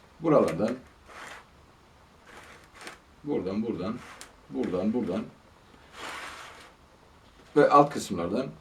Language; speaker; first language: Turkish; native; Turkish